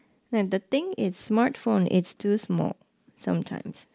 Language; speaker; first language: English; non-native, fluent; Japanese